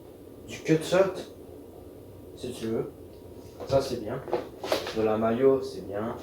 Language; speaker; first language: French; native; French